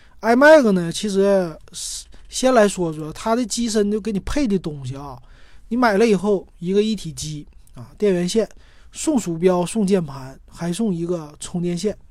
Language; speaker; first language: Chinese; native; Chinese